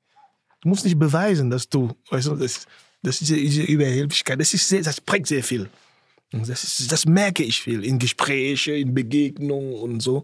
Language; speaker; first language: German; non-native, fluent; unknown